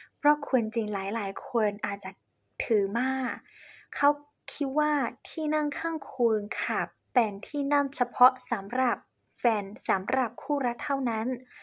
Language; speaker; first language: Thai; non-native, fluent; Chinese